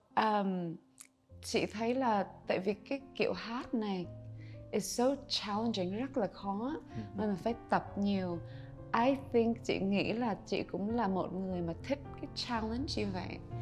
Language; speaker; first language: Vietnamese; early bilingual, other home language; English